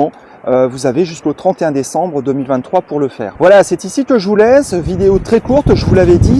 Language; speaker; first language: French; native; French